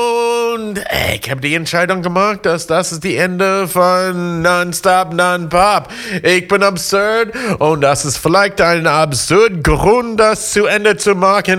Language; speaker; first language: German; non-native, fluent; English